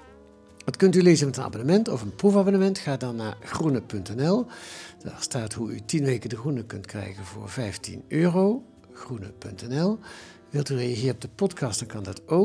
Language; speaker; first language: Dutch; native; Dutch